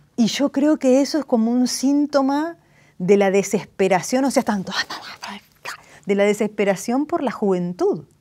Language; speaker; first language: Spanish; native; Spanish